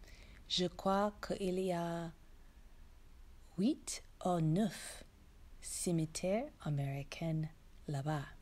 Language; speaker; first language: French; non-native, learner; English